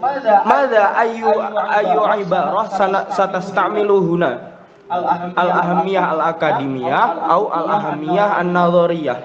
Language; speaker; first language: Arabic; non-native, fluent; Indonesian